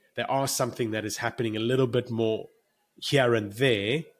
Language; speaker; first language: English; native; English